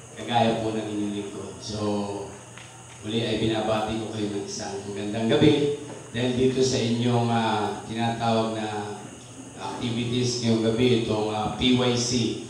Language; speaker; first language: Filipino; native; Filipino